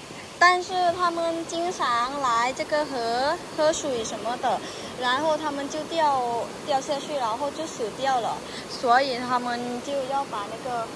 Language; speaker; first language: Chinese; non-native, learner; Thai